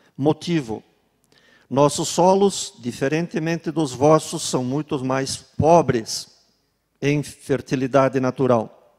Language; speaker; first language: Portuguese; native; Portuguese